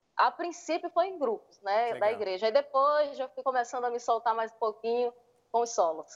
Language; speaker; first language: Portuguese; native; Portuguese